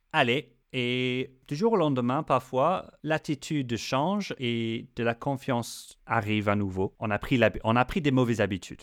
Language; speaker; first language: French; non-native, fluent; English